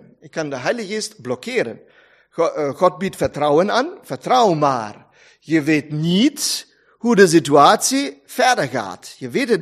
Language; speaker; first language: Dutch; non-native, fluent; German